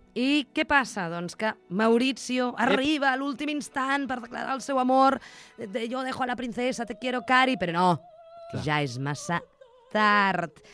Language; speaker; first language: Catalan; non-native, fluent; Russian